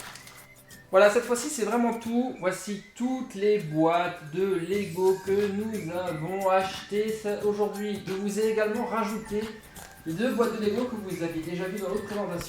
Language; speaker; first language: French; native; French